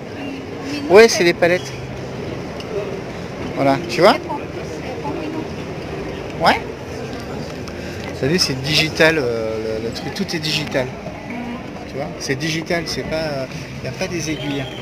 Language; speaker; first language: French; native; French